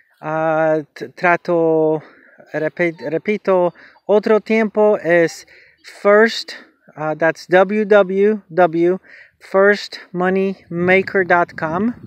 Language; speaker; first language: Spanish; non-native, learner; English